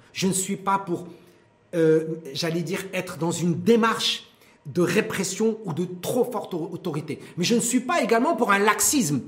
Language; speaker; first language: French; non-native, local second language; Arabic